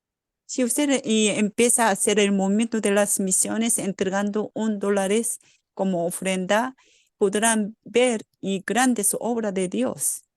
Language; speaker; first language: Spanish; non-native, fluent; Korean